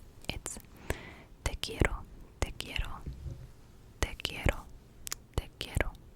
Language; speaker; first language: Spanish; early bilingual, heritage; Spanish